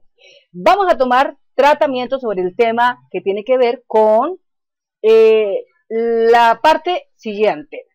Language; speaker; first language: Spanish; native; Spanish